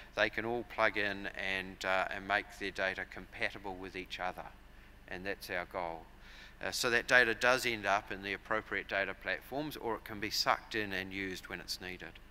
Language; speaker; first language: English; native; English